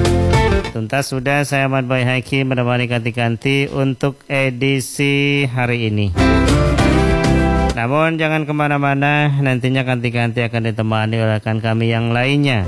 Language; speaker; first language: Indonesian; native; Indonesian